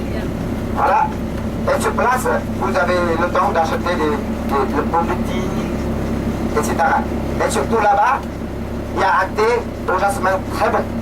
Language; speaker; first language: French; non-native, learner; Vietnamese